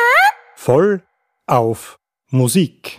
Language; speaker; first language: German; native; German